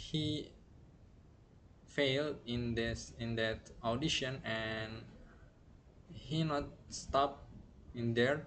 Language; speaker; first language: English; non-native, learner; Indonesian